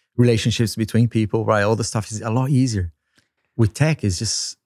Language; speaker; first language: English; non-native, fluent; Portuguese